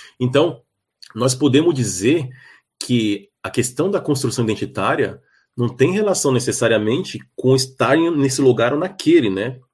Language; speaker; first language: Portuguese; native; Portuguese